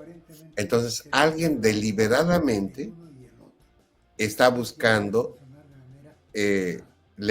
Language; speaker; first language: Spanish; native; Spanish